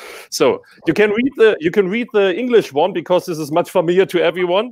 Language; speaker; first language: English; non-native, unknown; German